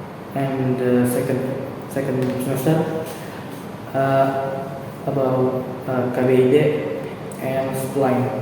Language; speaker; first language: English; non-native, learner; Indonesian